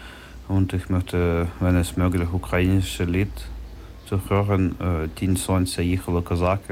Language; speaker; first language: German; non-native, learner; Ukrainian